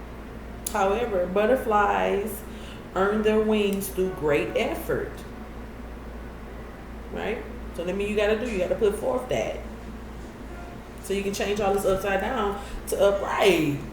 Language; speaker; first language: English; native; English